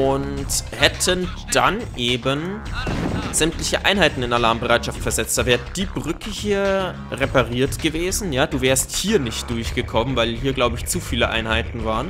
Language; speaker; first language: German; native; German